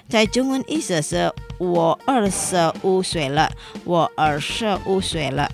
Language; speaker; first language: Chinese; non-native, learner; Indonesian